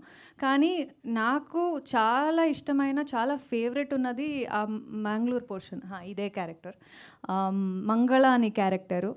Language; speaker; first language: Telugu; non-native, local second language; Kannada